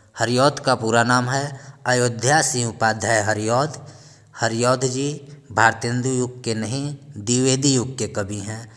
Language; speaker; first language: Hindi; native; Hindi